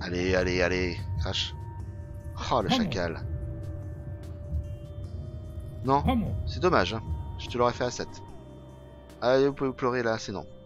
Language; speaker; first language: French; native; French